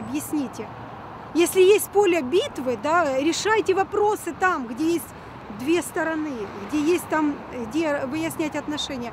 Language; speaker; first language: Russian; native; Russian